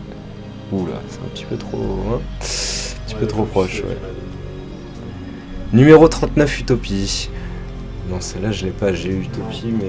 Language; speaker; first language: French; native; French